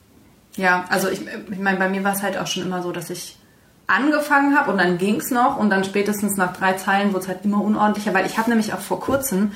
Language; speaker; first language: German; native; German